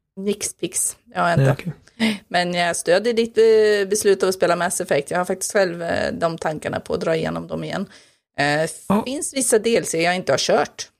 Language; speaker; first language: Swedish; native; Swedish